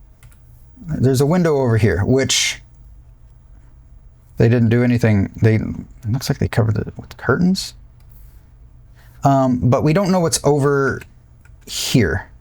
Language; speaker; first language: English; native; English